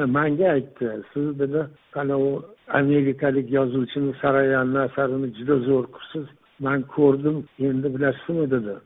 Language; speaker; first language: Uzbek; non-native, local second language; Tajik